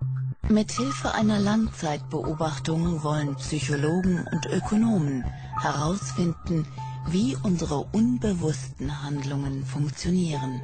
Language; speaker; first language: German; native; German